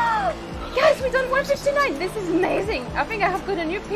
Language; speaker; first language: English; non-native, learner; Spanish